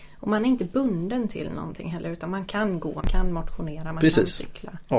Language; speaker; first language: Swedish; native; Swedish